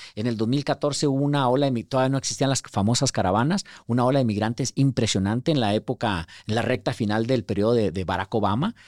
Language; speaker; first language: Spanish; native; Spanish